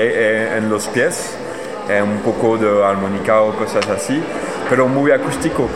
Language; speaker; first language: Spanish; non-native, learner; French